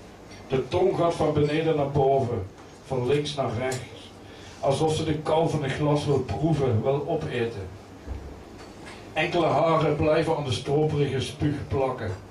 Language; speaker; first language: Dutch; native; Dutch